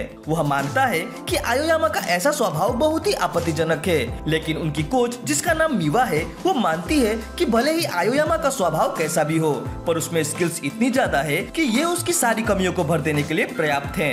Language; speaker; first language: Hindi; native; Hindi